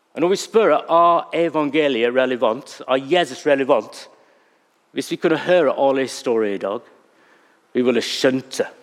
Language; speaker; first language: Norwegian; non-native, fluent; English